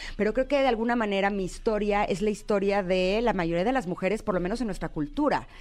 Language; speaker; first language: Spanish; native; Spanish